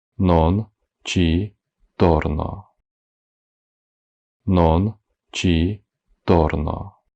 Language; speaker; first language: Italian; non-native, fluent; Ukrainian